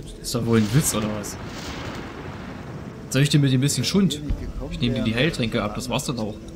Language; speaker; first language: German; native; German